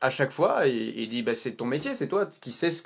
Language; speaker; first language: French; native; French